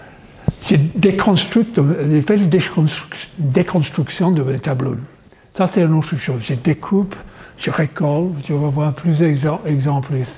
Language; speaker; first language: French; non-native, fluent; English